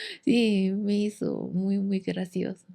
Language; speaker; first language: Spanish; non-native, learner; Korean